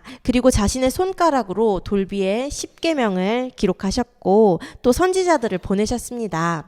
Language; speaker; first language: Korean; native; Korean